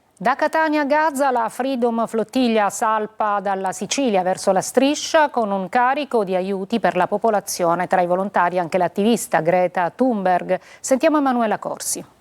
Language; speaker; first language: Italian; native; Italian